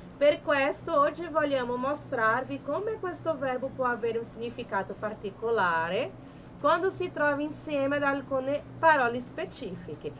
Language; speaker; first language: Italian; non-native, fluent; Portuguese